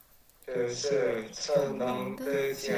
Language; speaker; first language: Chinese; non-native, learner; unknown